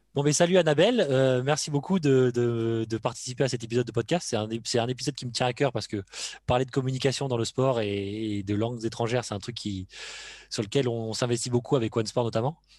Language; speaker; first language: French; native; French